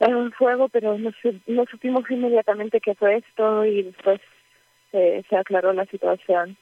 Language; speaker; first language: Spanish; early bilingual, heritage; Ukrainian